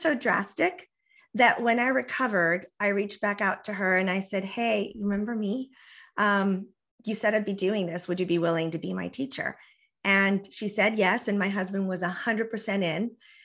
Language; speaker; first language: English; early bilingual, other home language; Spanish